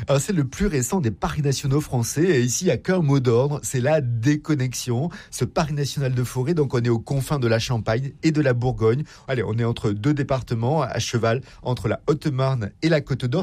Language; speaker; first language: French; native; French